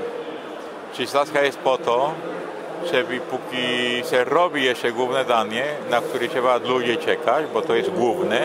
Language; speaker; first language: Polish; non-native, fluent; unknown